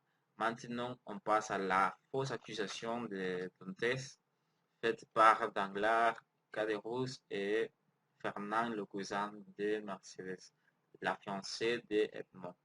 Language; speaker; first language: French; non-native, learner; Spanish